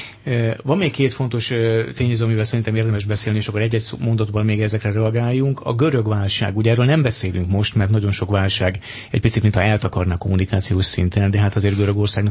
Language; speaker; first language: Hungarian; native; Hungarian